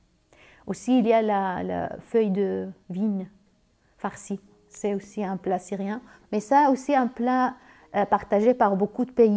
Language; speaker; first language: French; non-native, learner; Arabic